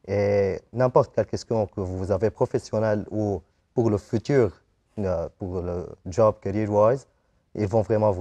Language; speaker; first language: French; non-native, local second language; Arabic